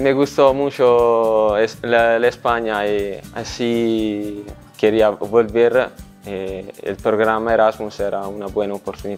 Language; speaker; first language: Spanish; non-native, learner; Italian